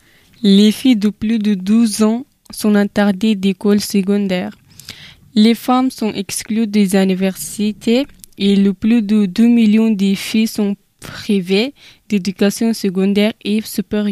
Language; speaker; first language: French; non-native, learner; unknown